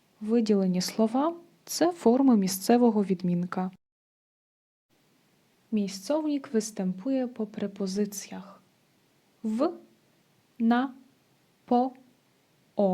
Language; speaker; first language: Polish; non-native, fluent; Ukrainian